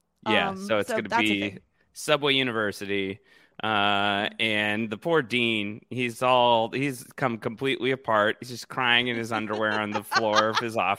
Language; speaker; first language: English; native; English